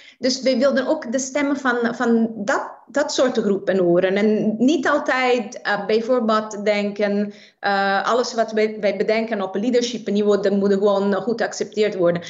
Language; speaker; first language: Dutch; non-native, fluent; Italian